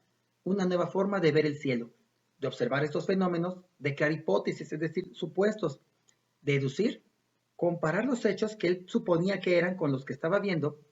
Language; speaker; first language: Spanish; native; Spanish